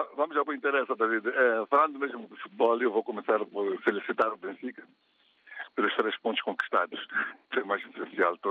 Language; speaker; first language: Portuguese; non-native, local second language; Tsonga